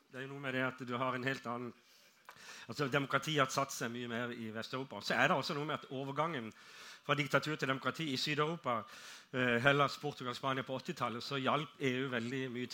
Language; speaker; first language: Norwegian; native; Norwegian